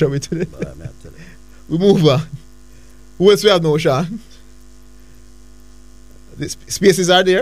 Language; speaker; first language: English; native; English